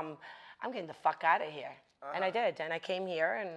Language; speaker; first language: English; non-native, fluent; Italian